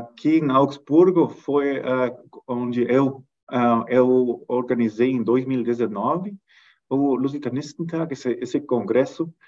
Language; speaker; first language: Portuguese; non-native, fluent; German